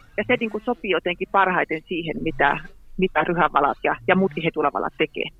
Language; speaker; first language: Finnish; native; Finnish